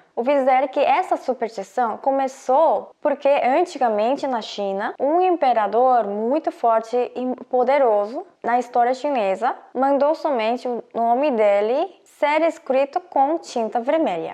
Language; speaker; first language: Portuguese; non-native, fluent; Korean